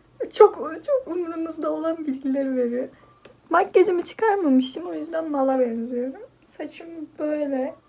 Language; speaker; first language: Turkish; native; Turkish